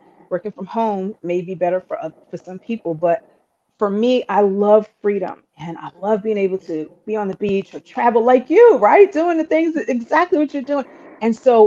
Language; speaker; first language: English; native; English